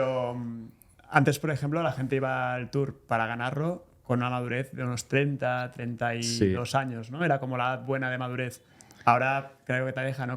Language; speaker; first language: Spanish; native; Spanish